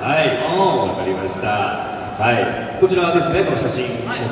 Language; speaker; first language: Japanese; native; Japanese